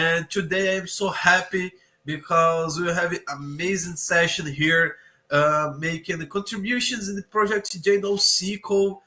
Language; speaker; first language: English; non-native, learner; Portuguese